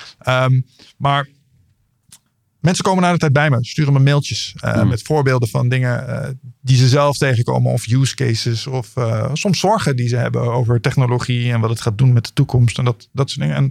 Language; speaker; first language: Dutch; native; Dutch